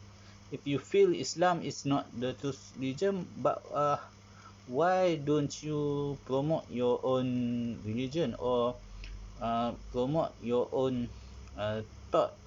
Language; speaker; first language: English; non-native, learner; Malay